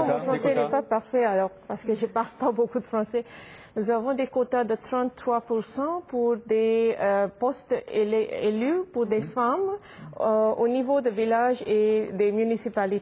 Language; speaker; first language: French; non-native, fluent; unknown